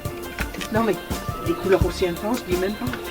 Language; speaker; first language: French; native; French